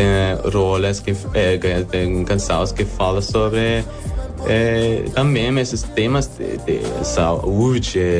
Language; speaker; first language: Portuguese; non-native, learner; German